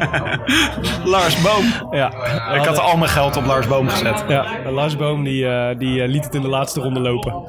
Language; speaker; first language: Dutch; native; Dutch